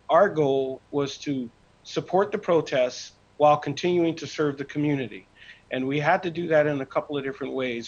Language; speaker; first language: English; native; English